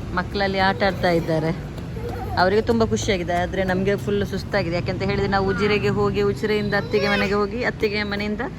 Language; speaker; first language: Kannada; non-native, local second language; Malayalam